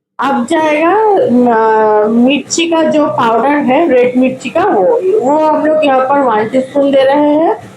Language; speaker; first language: Hindi; non-native, local second language; Bangla